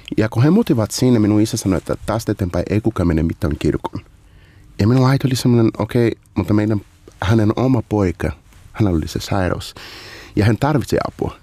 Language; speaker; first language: Finnish; non-native, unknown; Portuguese